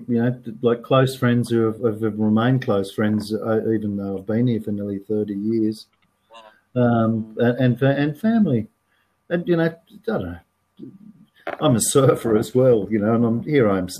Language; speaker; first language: English; native; English